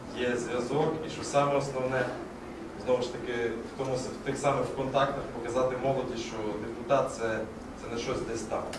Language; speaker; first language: Ukrainian; native; Ukrainian